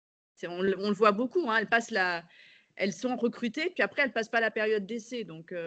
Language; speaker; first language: French; native; French